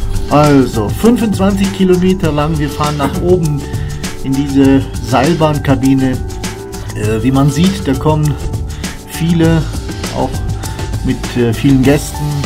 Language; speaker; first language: German; non-native, fluent; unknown